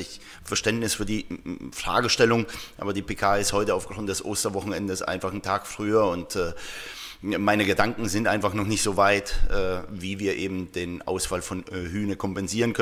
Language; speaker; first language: German; native; German